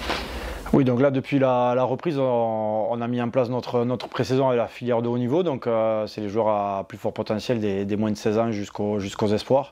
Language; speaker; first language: French; native; French